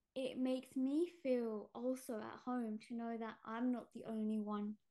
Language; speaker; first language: English; native; English